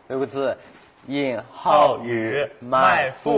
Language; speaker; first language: Chinese; non-native, fluent; Thai